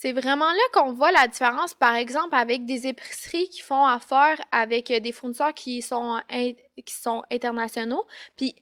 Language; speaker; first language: French; native; French